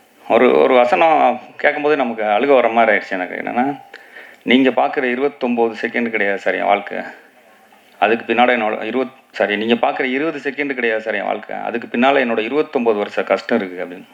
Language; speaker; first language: Tamil; native; Tamil